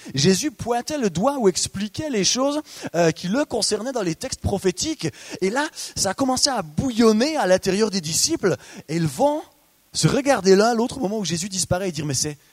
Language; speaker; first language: French; native; French